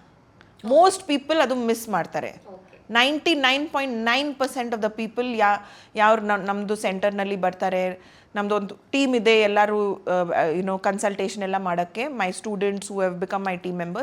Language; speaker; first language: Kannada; non-native, local second language; Hindi